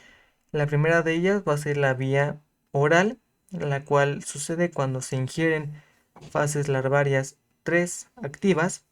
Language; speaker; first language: Spanish; native; Spanish